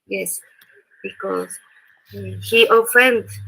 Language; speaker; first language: English; non-native, learner; Spanish